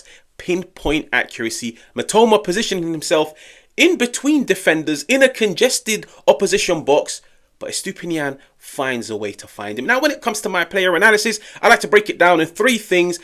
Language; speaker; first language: English; native; English